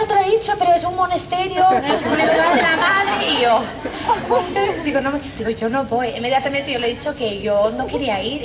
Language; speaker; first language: Spanish; non-native, fluent; English